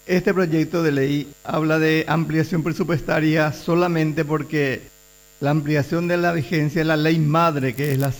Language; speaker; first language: Spanish; native; Spanish